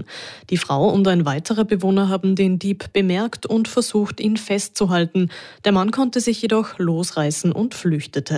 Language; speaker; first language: German; native; German